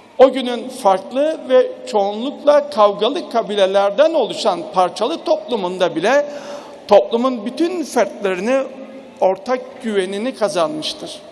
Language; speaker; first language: Turkish; native; Turkish